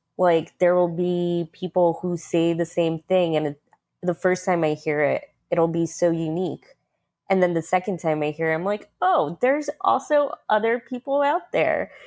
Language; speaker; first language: English; early bilingual, other home language; Russian